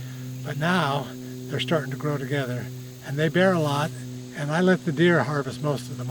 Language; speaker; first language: English; native; English